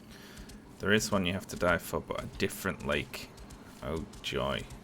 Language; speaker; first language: English; native; English